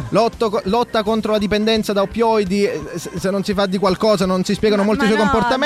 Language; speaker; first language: Italian; native; Italian